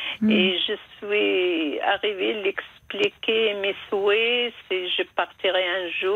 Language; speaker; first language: French; non-native, fluent; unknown